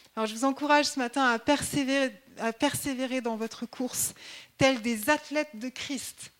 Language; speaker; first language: French; native; French